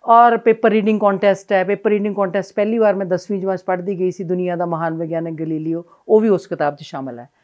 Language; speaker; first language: Punjabi; native; Punjabi